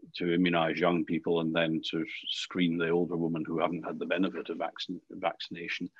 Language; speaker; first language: English; native; English